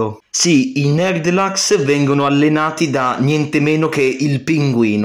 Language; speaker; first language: Italian; native; Italian